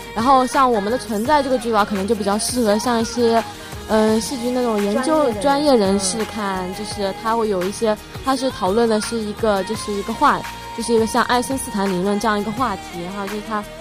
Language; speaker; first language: Chinese; native; Chinese